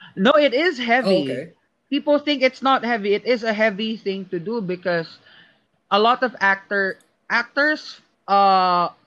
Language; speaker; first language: English; non-native, local second language; Filipino